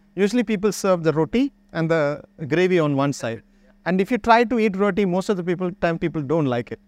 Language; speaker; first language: English; non-native, local second language; Malayalam